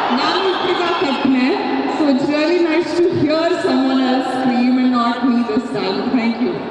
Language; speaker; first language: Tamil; non-native, local second language; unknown